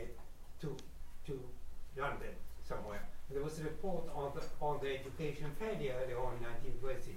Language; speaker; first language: English; non-native, fluent; Arabic